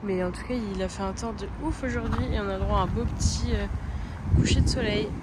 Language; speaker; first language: French; native; French